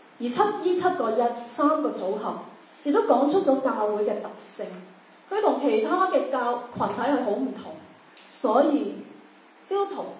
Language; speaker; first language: Chinese; non-native, local second language; Cantonese